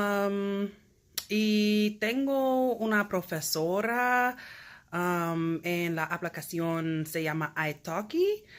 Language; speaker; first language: Spanish; non-native, learner; English